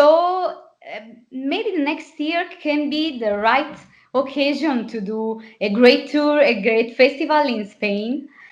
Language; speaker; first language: English; non-native, fluent; Italian